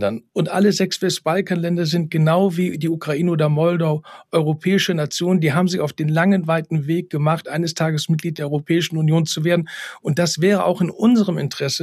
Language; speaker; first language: German; native; German